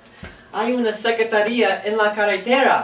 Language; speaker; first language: Spanish; non-native, learner; English